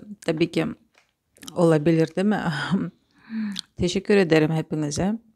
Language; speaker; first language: Turkish; non-native, fluent; Russian